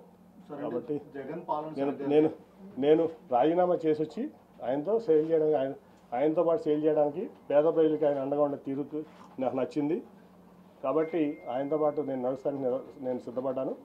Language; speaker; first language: Telugu; native; Telugu